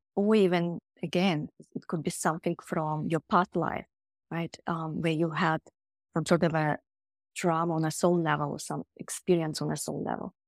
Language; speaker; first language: English; non-native, fluent; Russian